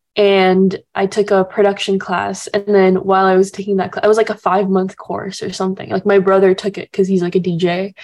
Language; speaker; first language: English; early bilingual, other home language; Indonesian